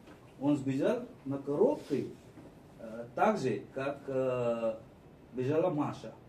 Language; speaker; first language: Russian; non-native, fluent; Marathi